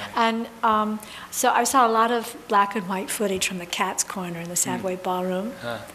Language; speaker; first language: English; native; English